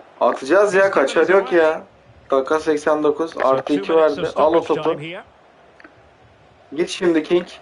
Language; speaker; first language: Turkish; native; Turkish